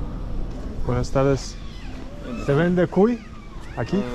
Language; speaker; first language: Spanish; non-native, learner; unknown